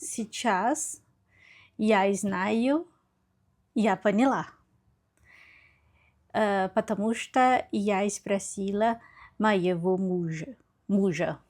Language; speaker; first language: Russian; non-native, learner; Portuguese